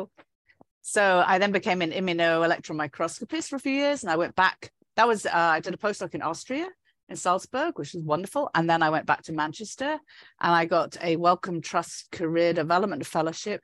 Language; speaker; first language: English; native; English